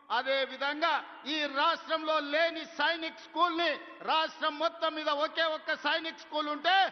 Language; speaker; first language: Telugu; native; Telugu